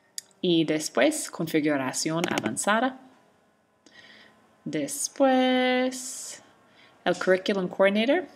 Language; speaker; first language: Spanish; non-native, learner; English